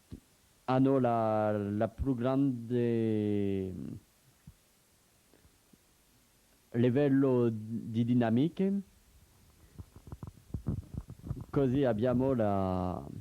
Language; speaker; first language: Italian; non-native, learner; French